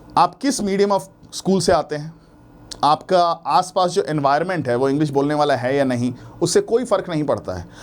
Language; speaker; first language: Hindi; native; Hindi